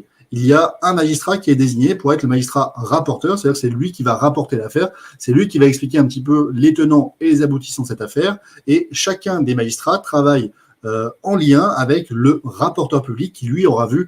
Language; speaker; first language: French; native; French